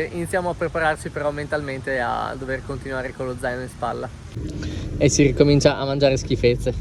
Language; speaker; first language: Italian; native; Italian